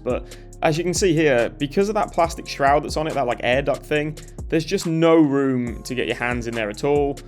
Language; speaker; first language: English; native; English